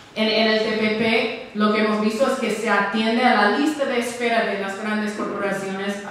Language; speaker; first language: Spanish; non-native, fluent; English